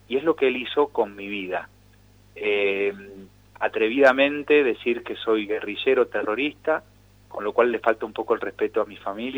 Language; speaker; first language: Spanish; native; Spanish